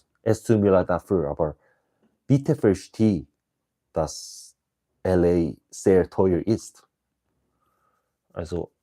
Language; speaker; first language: German; non-native, learner; English